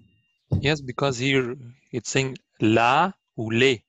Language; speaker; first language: English; non-native, learner; Arabic